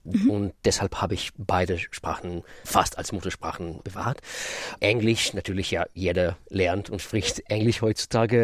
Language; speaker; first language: German; non-native, fluent; Russian